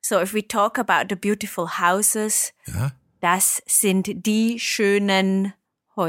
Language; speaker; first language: German; non-native, fluent; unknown